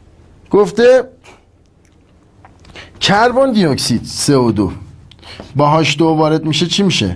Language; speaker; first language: Persian; native; Persian